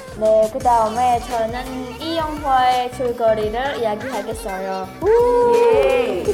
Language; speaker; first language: Korean; non-native, learner; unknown